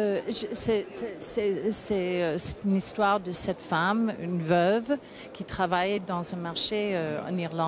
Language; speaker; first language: French; non-native, learner; English